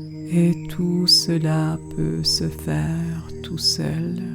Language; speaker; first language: French; native; French